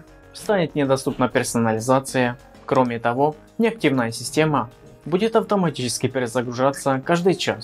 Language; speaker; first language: Russian; native; Russian